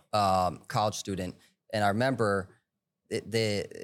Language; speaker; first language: English; early bilingual, other home language; Hebrew